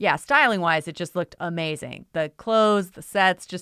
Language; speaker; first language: English; native; English